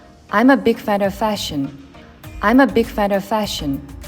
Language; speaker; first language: English; non-native, fluent; Korean